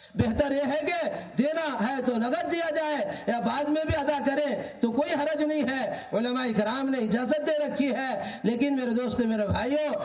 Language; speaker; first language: Urdu; native; Urdu